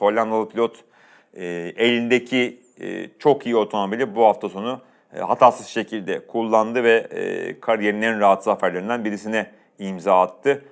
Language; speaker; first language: Turkish; native; Turkish